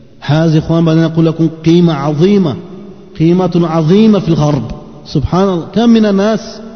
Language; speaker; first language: Arabic; non-native, fluent; Portuguese